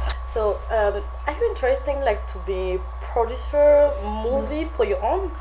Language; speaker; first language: English; non-native, learner; French